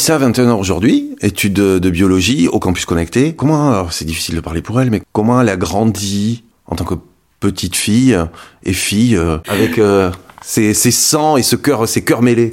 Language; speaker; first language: French; native; French